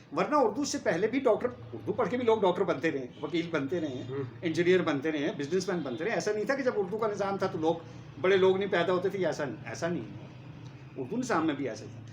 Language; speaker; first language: Urdu; native; Urdu